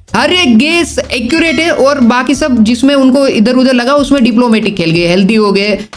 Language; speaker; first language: Hindi; non-native, local second language; Gujarati